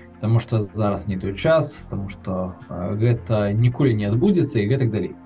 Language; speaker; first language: Russian; non-native, local second language; Belarusian